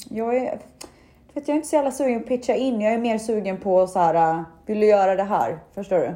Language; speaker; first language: Swedish; native; Swedish